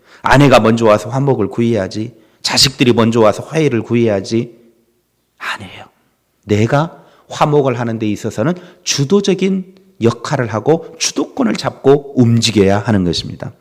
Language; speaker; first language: Korean; native; Korean